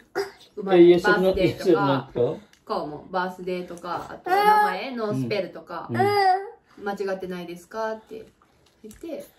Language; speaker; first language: Japanese; native; Japanese